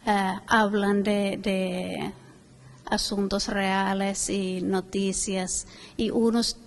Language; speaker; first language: Spanish; non-native, fluent; Finnish